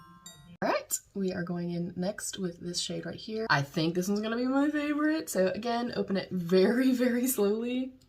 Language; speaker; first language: English; native; English